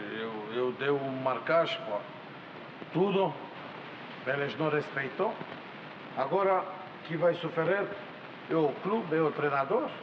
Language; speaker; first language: Portuguese; non-native, fluent; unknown